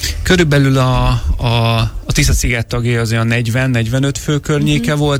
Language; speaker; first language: Hungarian; native; Hungarian